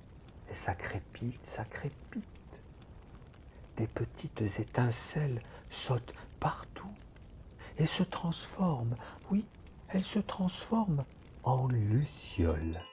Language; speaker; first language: French; native; French